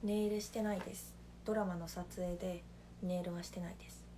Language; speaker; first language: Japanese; non-native, fluent; Korean